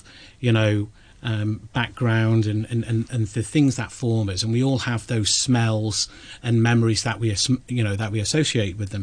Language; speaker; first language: English; native; English